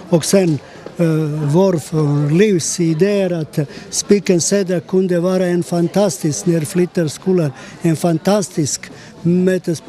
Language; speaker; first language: Swedish; non-native, fluent; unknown